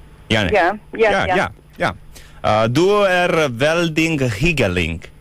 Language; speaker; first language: Norwegian; non-native, learner; Lithuanian